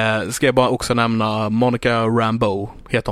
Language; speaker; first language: Swedish; native; Swedish